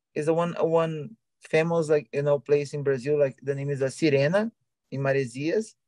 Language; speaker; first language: English; non-native, learner; Portuguese